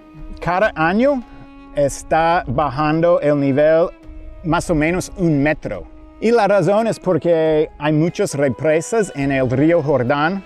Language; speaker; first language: Spanish; non-native, fluent; English